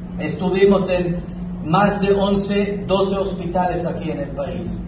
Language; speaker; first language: Spanish; non-native, fluent; Hebrew